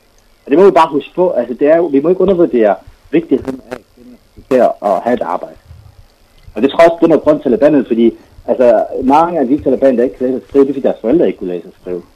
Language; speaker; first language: Danish; non-native, fluent; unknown